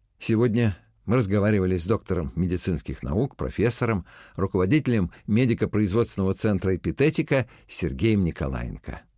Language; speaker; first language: Russian; native; Russian